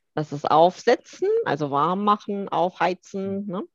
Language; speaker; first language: German; early bilingual, other home language; Korean